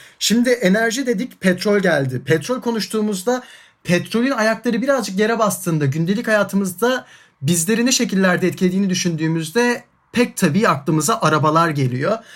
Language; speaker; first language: Turkish; native; Turkish